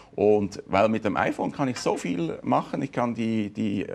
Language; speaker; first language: German; native; German